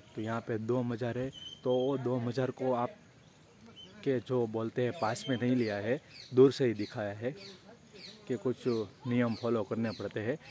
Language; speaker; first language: Hindi; non-native, local second language; Gujarati